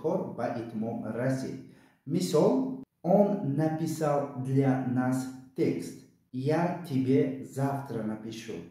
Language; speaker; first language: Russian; non-native, local second language; Tajik